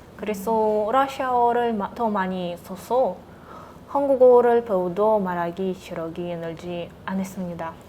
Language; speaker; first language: Korean; non-native, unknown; Russian